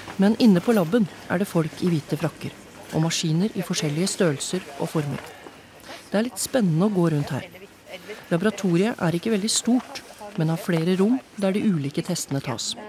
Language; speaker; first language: Norwegian; native; Norwegian